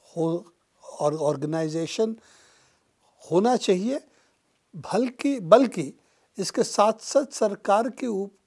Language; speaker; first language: Hindi; non-native, local second language; Bangla